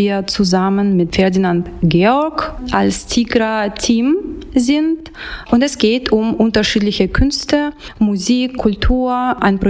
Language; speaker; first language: German; non-native, fluent; Russian